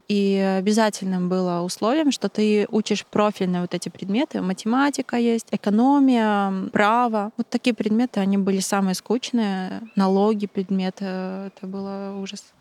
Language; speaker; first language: Russian; native; Russian